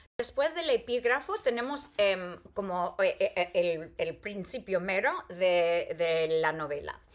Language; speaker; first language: Spanish; non-native, fluent; English